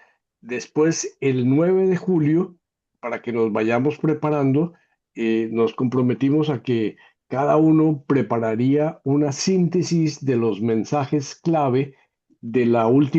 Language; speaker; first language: Spanish; native; Spanish